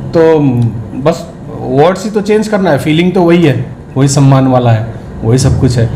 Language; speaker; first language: Hindi; native; Hindi